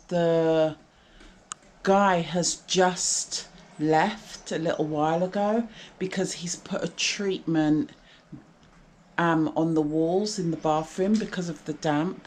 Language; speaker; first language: English; native; English